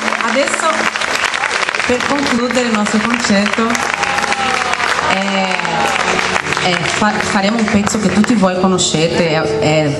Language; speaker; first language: Italian; non-native, fluent; Portuguese